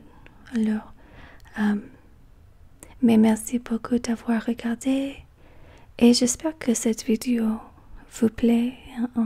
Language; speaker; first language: French; non-native, learner; English